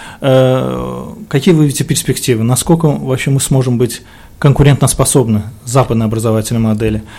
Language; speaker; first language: Russian; non-native, local second language; Azerbaijani